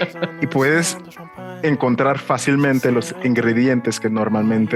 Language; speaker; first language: Spanish; non-native, fluent; English